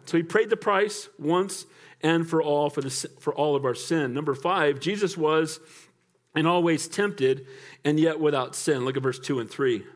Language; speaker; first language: English; native; English